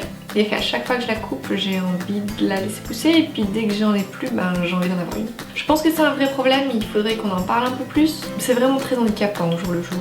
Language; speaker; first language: French; native; French